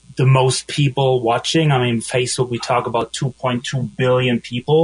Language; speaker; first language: English; non-native, fluent; German